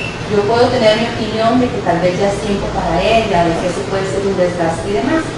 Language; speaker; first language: Spanish; native; Spanish